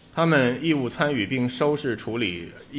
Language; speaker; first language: Chinese; non-native, local second language; Cantonese